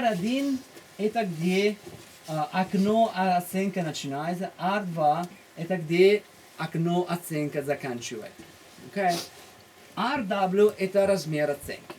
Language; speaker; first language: Russian; non-native, fluent; Italian